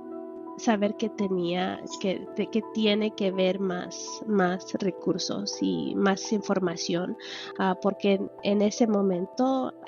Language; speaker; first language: Spanish; early bilingual, heritage; Spanish